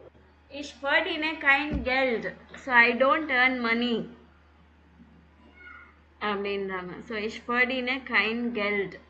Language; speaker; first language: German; non-native, learner; Tamil